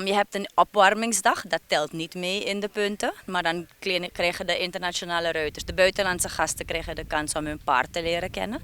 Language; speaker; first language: Dutch; native; Dutch